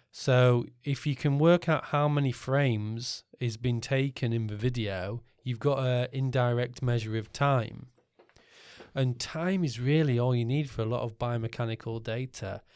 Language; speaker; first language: English; native; English